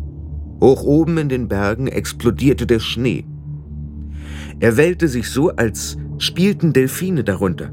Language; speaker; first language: German; native; German